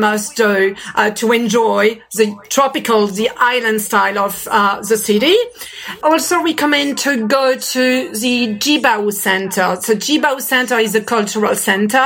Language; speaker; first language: English; non-native, fluent; French